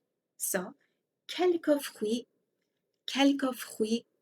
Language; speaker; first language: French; non-native, fluent; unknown